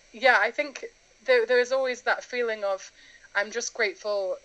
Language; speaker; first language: English; native; English